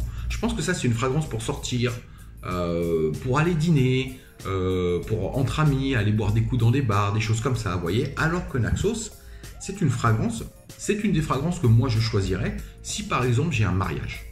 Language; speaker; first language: French; native; French